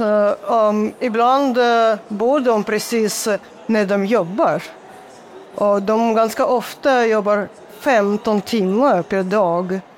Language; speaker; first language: Swedish; non-native, fluent; Russian